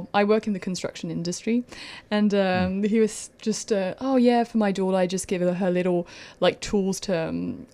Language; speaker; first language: English; non-native, fluent; French